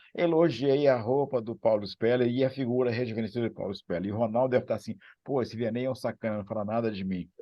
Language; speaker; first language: Portuguese; native; Portuguese